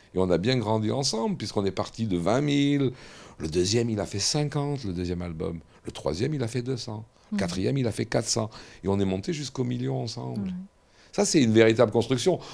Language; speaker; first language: French; native; French